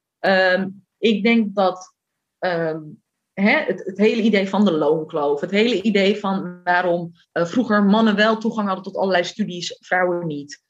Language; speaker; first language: Dutch; early bilingual, other home language; Turkish